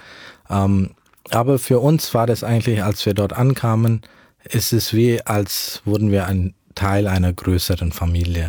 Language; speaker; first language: German; early bilingual, heritage; German